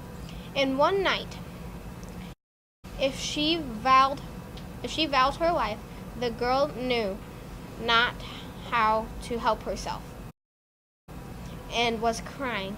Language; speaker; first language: English; native; English